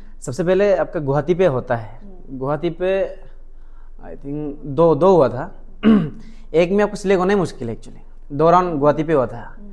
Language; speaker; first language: Hindi; non-native, local second language; Mising